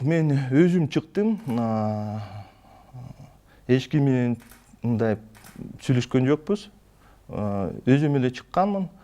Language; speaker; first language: Kyrgyz; non-native, local second language; Russian